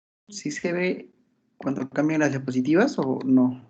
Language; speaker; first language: Spanish; native; Spanish